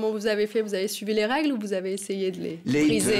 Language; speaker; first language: French; native; French